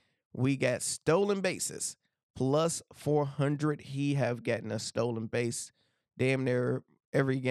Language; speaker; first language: English; native; English